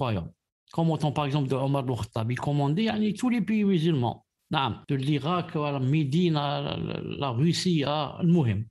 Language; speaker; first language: French; non-native, local second language; Arabic